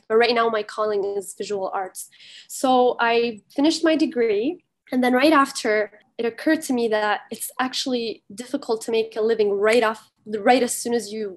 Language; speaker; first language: English; early bilingual, heritage; Arabic